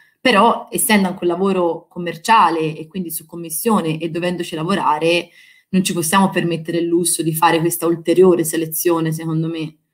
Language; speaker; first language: Italian; native; Italian